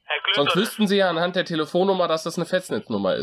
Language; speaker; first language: German; native; German